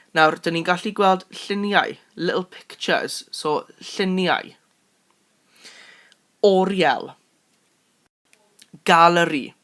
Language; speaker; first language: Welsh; non-native, local second language; English